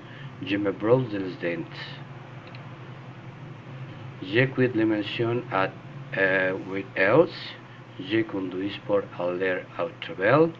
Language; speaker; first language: French; non-native, learner; Spanish